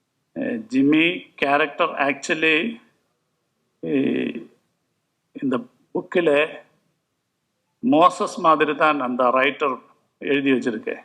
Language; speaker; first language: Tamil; non-native, local second language; Malayalam